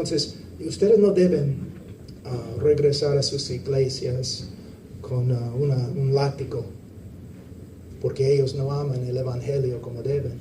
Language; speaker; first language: Spanish; non-native, fluent; English